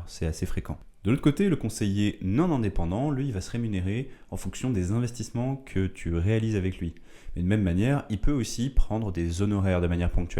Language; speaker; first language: French; native; French